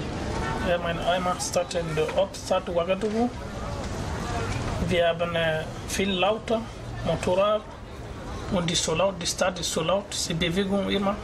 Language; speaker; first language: German; non-native, learner; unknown